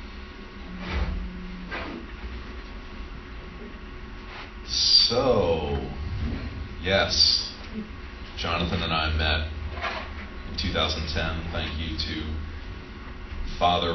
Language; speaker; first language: English; native; English